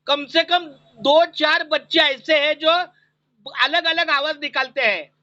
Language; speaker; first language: Hindi; non-native, local second language; Marathi